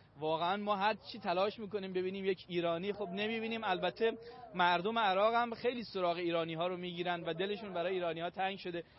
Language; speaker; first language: Persian; native; Persian